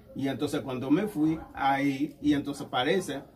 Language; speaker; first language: Spanish; non-native, learner; Haitian Creole